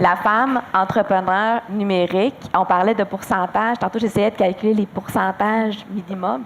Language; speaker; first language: French; native; French